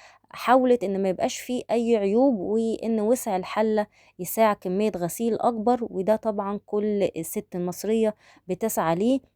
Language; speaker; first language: Arabic; native; Arabic